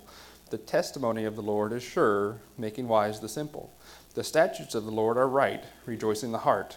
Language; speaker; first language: English; native; English